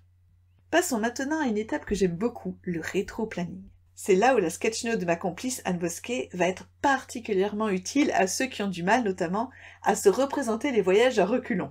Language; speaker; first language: French; native; French